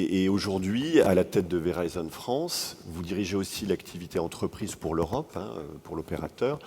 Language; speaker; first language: French; native; French